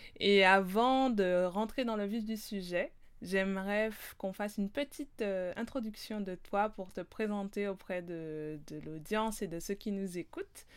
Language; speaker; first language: French; native; French